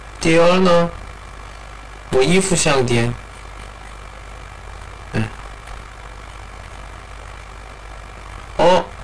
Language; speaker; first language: Chinese; non-native, learner; Korean